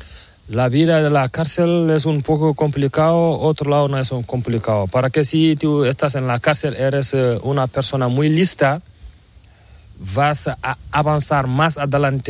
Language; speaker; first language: Spanish; non-native, learner; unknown